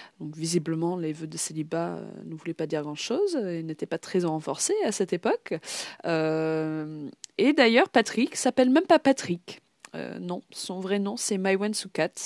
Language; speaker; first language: French; non-native, fluent; English